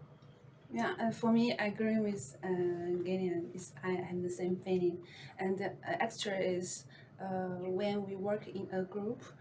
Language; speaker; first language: English; non-native, learner; Chinese